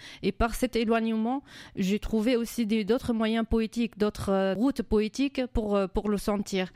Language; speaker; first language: French; non-native, fluent; Arabic